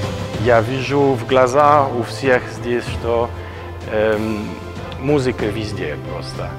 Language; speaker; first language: Russian; non-native, learner; French